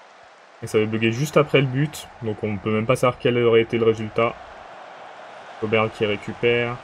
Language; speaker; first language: French; native; French